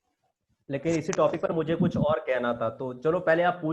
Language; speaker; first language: Hindi; native; Hindi